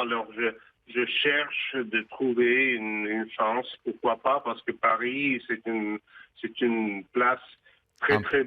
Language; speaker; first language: French; non-native, fluent; Russian